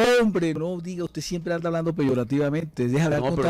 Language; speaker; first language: Spanish; native; Spanish